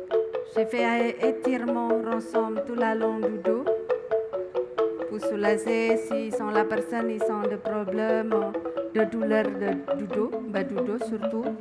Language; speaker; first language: French; non-native, learner; Indonesian